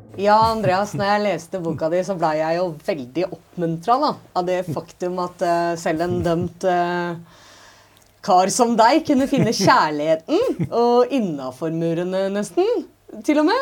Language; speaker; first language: Norwegian; native; Norwegian